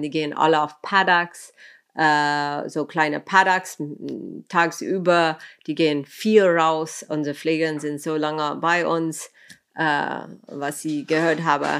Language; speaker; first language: German; non-native, fluent; English